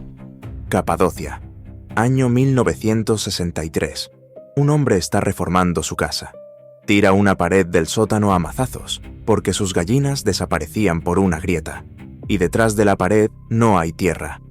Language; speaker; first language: Spanish; native; Spanish